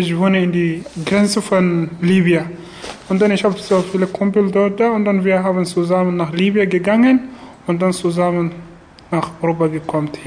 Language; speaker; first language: German; non-native, learner; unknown